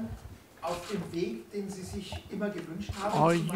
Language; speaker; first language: German; native; German